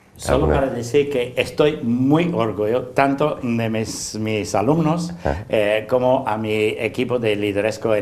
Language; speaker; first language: Spanish; non-native, fluent; English